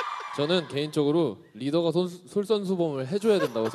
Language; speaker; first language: Korean; native; Korean